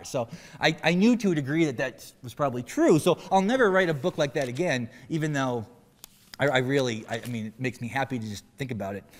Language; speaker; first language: English; native; English